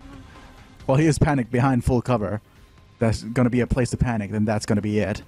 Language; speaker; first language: English; native; English